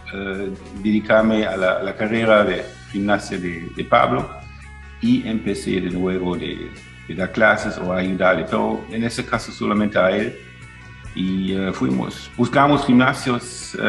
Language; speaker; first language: Spanish; non-native, fluent; German